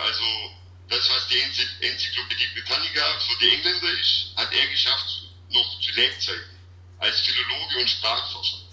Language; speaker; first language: German; native; German